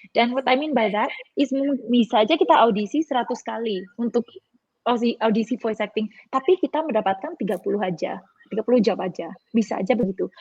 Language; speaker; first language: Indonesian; non-native, local second language; Balinese